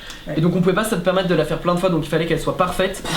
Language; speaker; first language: French; native; French